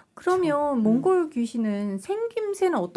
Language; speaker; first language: Korean; native; Korean